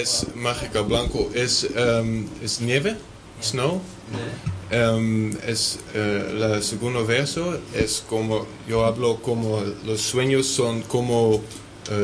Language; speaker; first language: Spanish; non-native, learner; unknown